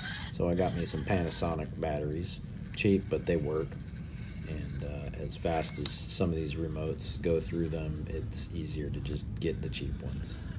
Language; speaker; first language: English; native; English